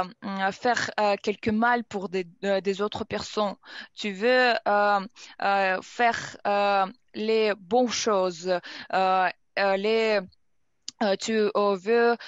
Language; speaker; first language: French; non-native, learner; Russian